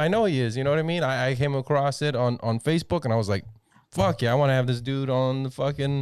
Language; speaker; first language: English; native; English